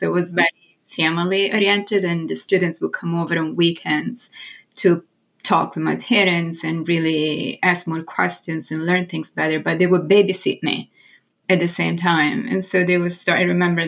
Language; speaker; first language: English; non-native, fluent; Italian